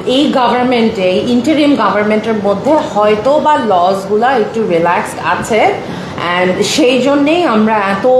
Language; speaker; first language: Bangla; native; Bangla